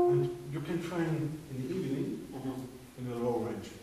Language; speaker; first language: English; non-native, learner; German